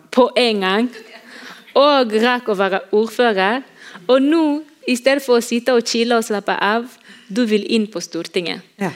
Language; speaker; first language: Norwegian; non-native, fluent; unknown